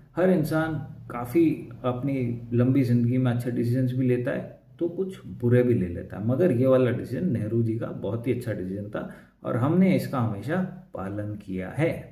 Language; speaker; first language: Hindi; native; Hindi